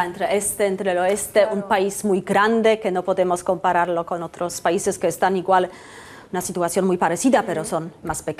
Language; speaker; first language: Spanish; non-native, fluent; Polish